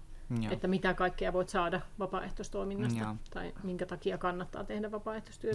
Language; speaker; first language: Finnish; native; Finnish